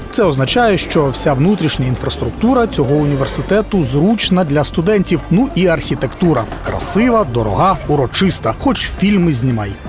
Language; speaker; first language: Ukrainian; native; Ukrainian